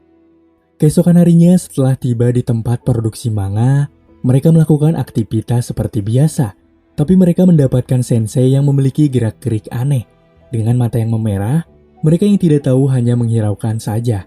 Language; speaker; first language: Indonesian; native; Indonesian